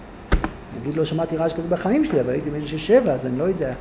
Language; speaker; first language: Hebrew; native; Hebrew